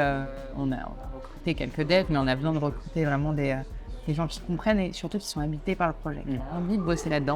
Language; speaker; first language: French; native; French